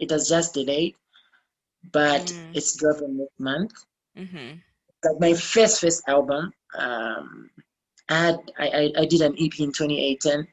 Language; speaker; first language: English; non-native, local second language; Bemba